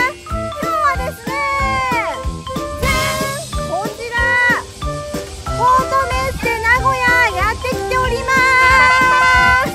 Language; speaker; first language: Japanese; native; Japanese